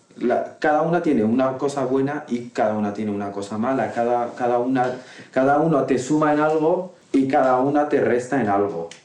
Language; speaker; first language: Spanish; non-native, local second language; Arabic